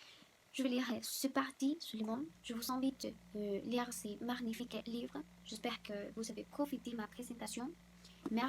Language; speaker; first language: French; non-native, learner; Spanish